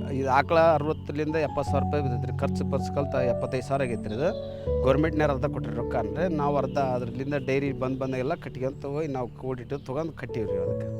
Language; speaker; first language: Kannada; native; Kannada